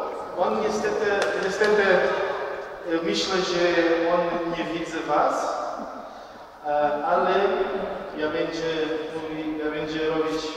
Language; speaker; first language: Polish; non-native, learner; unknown